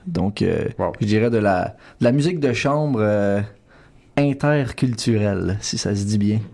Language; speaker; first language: French; native; French